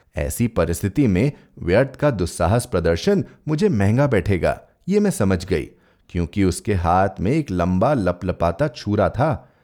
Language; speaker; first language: Hindi; native; Hindi